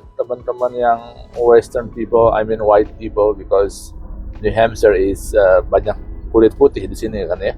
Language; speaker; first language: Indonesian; native; Indonesian